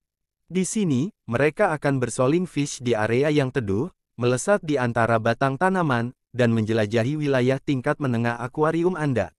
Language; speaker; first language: Indonesian; native; Indonesian